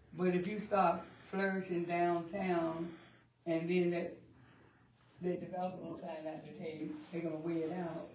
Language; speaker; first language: English; native; English